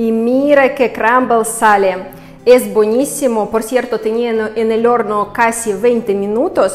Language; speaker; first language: Spanish; non-native, fluent; Russian